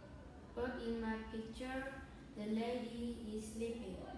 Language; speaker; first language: English; non-native, learner; Vietnamese